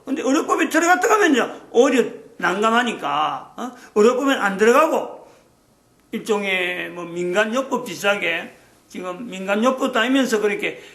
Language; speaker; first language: Korean; native; Korean